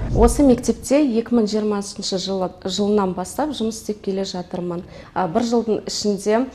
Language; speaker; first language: Kazakh; non-native, local second language; Russian